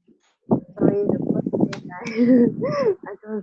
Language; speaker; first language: English; non-native, learner; Vietnamese